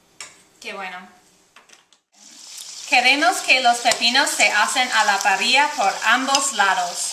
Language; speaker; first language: Spanish; non-native, learner; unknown